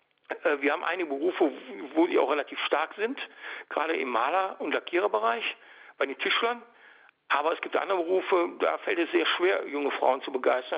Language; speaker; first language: German; native; German